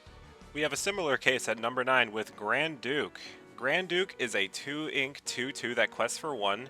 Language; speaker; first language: English; native; English